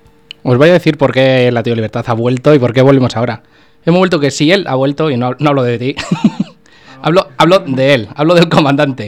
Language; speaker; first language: Spanish; native; Spanish